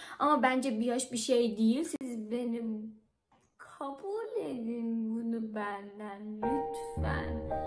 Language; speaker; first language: Turkish; non-native, fluent; Persian